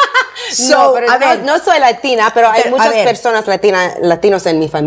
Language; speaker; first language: Spanish; non-native, learner; English